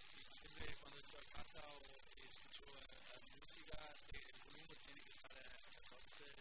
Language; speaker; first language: Spanish; non-native, fluent; Portuguese